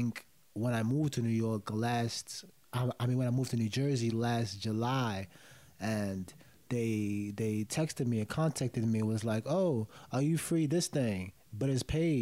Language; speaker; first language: English; early bilingual, other home language; Yoruba